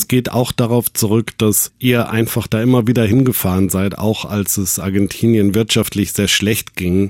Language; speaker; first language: German; native; German